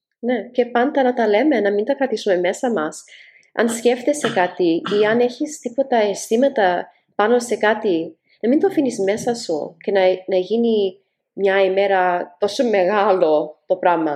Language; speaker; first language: Greek; early bilingual, heritage; Greek